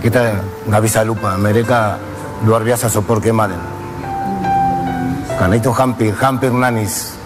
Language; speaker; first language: Indonesian; non-native, fluent; Spanish